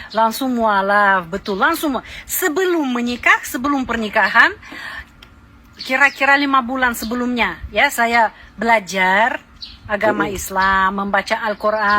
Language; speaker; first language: Indonesian; non-native, fluent; Russian